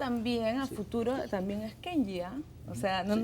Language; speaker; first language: Spanish; native; Spanish